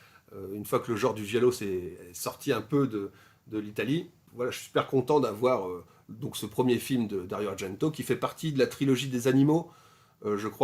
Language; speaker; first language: French; native; French